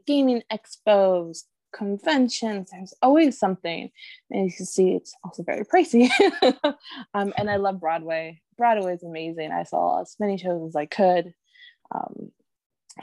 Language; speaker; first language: English; native; English